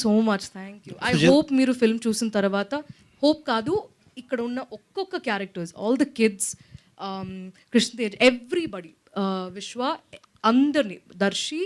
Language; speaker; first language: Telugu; non-native, local second language; Malayalam